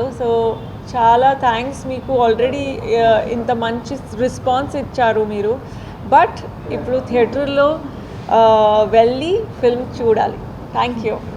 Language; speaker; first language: Telugu; non-native, fluent; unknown